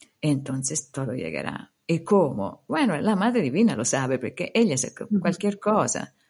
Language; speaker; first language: Spanish; non-native, fluent; Italian